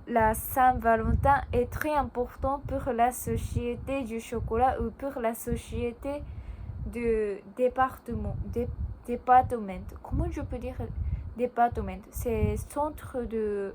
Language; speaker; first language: French; non-native, learner; Japanese